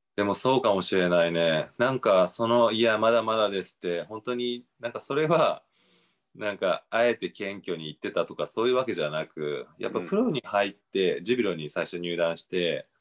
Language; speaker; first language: Japanese; native; Japanese